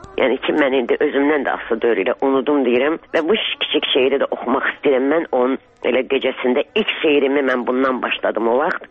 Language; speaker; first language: Azerbaijani; native; Azerbaijani